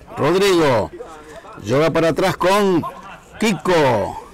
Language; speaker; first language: Spanish; native; Spanish